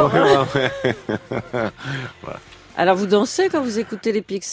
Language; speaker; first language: French; native; French